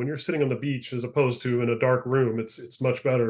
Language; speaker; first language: English; native; English